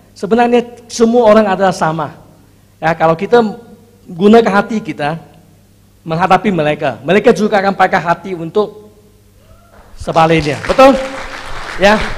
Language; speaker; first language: Indonesian; non-native, fluent; Chinese